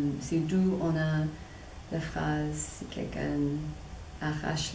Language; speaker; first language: French; non-native, fluent; English